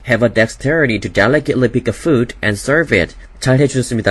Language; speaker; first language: English; non-native, fluent; Korean